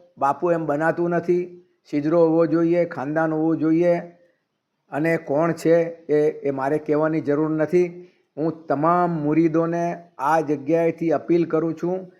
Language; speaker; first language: Gujarati; native; Gujarati